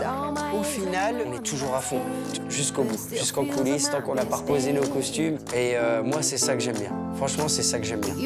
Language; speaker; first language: French; native; French